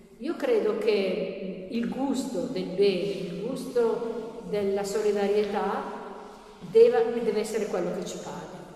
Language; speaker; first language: Italian; native; Italian